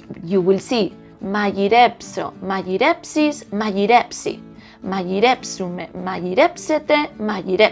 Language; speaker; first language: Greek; non-native, learner; Spanish